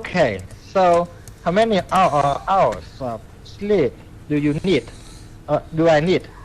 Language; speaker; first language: English; non-native, learner; Vietnamese